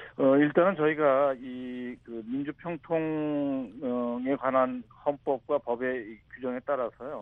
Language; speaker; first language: Korean; native; Korean